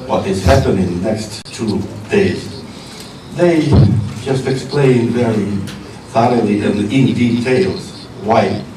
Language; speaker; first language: English; non-native, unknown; Ukrainian